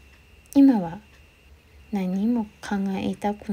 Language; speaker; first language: Japanese; non-native, fluent; Thai